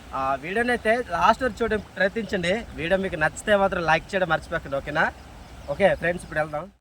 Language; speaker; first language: Telugu; non-native, local second language; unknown